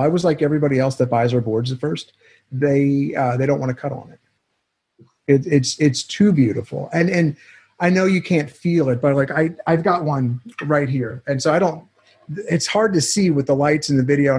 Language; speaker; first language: English; native; English